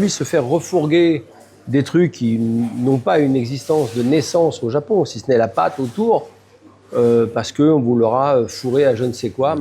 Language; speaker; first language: French; native; French